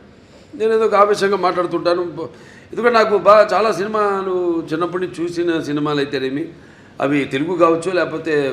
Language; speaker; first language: Telugu; native; Telugu